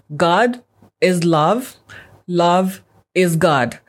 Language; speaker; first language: English; non-native, local second language; Yoruba